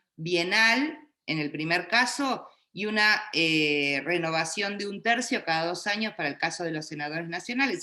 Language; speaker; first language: Spanish; native; Spanish